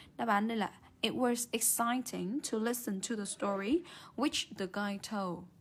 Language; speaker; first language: English; non-native, fluent; Vietnamese